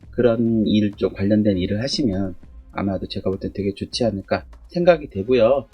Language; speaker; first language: Korean; native; Korean